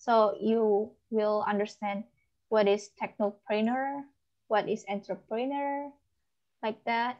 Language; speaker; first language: English; non-native, learner; Indonesian